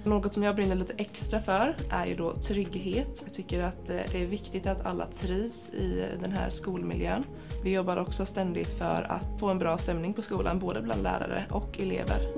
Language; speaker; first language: Swedish; native; Swedish